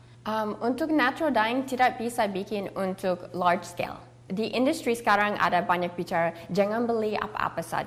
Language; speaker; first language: Indonesian; early bilingual, heritage; English